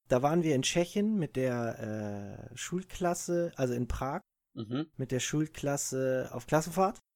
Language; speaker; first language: German; early bilingual, other home language; Italian